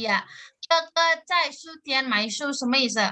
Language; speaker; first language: Chinese; non-native, fluent; Indonesian